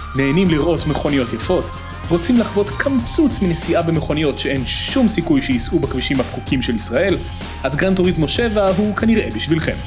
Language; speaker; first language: Hebrew; native; Hebrew